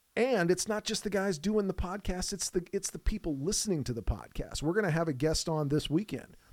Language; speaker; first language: English; native; English